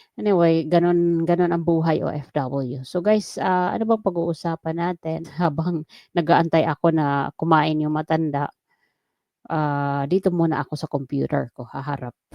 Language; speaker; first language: Filipino; non-native, local second language; Waray